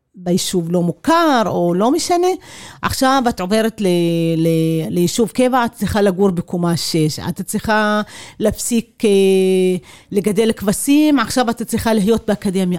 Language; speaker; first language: Hebrew; non-native, local second language; Arabic